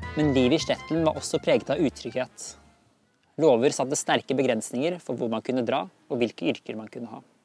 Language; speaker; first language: Norwegian; native; Norwegian